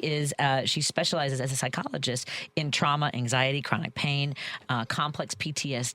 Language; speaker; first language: English; native; English